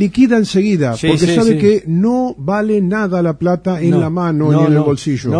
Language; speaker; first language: Spanish; native; Spanish